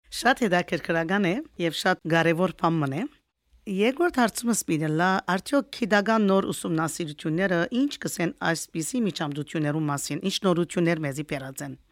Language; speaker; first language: Armenian; early bilingual, heritage; Armenian